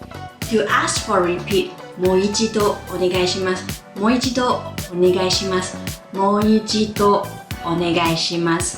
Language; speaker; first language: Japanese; non-native, fluent; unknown